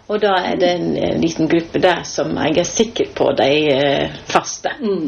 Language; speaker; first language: Norwegian; non-native, fluent; English